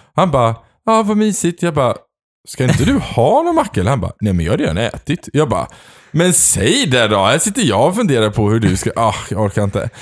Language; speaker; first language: Swedish; native; Swedish